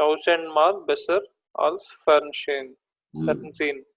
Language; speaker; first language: German; non-native, learner; Telugu